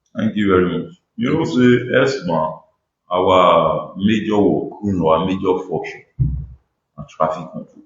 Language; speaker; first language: Nigerian Pidgin; non-native, local second language; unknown